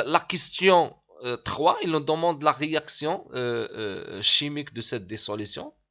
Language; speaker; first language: French; non-native, local second language; Arabic